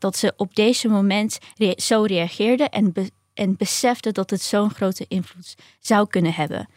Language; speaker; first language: Dutch; early bilingual, other home language; Ukrainian